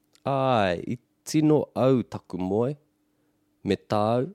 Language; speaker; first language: Māori; non-native, local second language; English